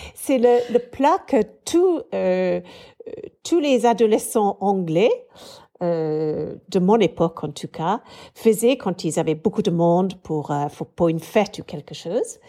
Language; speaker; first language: French; non-native, fluent; English